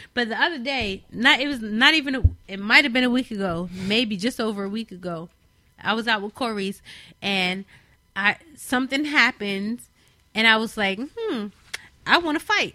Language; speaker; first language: English; native; English